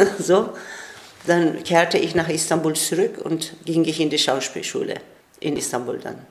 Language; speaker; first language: German; non-native, fluent; Turkish